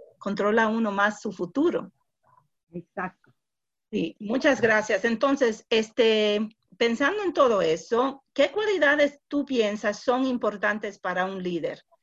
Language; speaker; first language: Spanish; early bilingual, heritage; Spanish